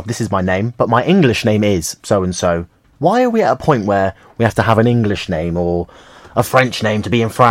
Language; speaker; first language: English; native; English